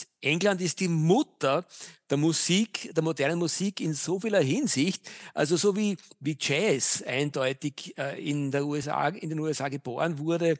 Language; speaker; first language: German; native; German